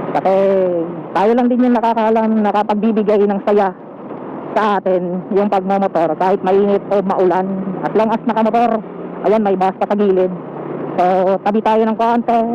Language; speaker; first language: Filipino; non-native, local second language; Cebuano